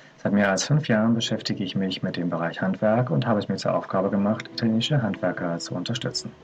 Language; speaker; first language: German; native; German